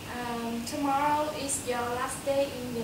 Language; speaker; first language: English; non-native, learner; Vietnamese